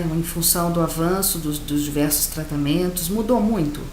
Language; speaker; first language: Portuguese; native; Portuguese